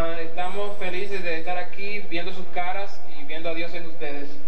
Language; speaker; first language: Spanish; native; Spanish